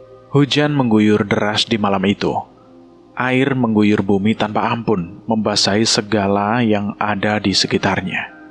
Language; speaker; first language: Indonesian; native; Indonesian